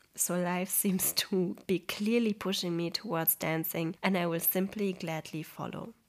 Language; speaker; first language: English; non-native, fluent; Polish